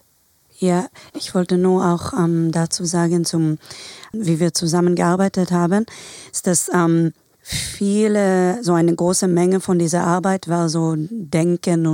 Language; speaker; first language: German; non-native, fluent; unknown